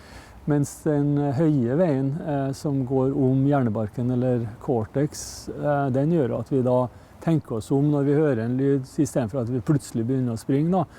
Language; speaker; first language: Norwegian; native; Norwegian